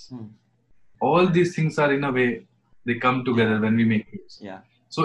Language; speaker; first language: English; non-native, local second language; Hindi